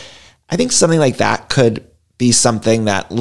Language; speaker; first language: English; native; English